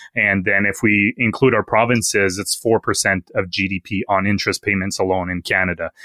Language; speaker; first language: English; non-native, fluent; French